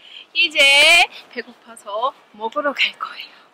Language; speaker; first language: Korean; non-native, learner; English